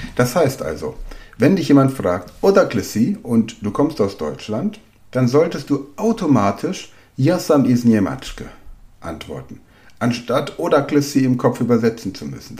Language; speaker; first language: German; native; German